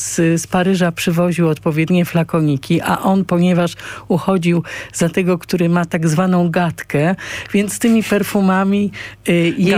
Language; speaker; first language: Polish; native; Polish